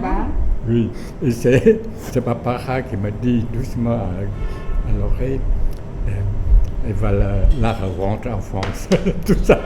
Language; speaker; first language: French; non-native, local second language; Vietnamese